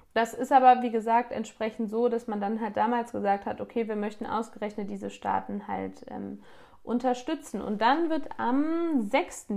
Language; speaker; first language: German; native; German